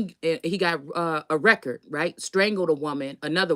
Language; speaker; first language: English; native; English